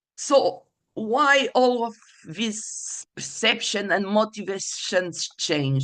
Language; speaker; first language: English; non-native, fluent; Portuguese